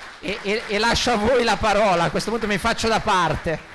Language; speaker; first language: Italian; native; Italian